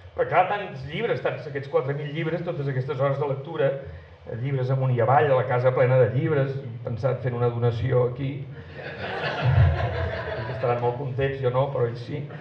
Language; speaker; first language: Catalan; native; Catalan